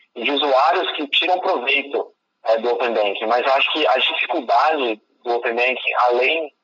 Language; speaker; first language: Portuguese; native; Portuguese